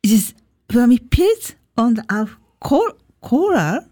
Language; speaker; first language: German; non-native, learner; Japanese